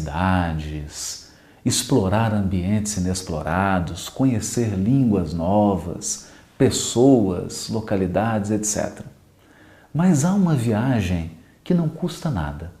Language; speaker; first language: Portuguese; native; Portuguese